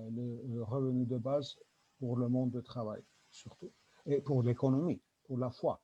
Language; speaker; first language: French; non-native, learner; Turkish